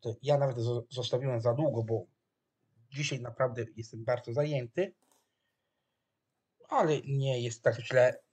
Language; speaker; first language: Polish; non-native, fluent; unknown